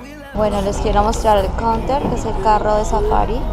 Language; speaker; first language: Spanish; native; Spanish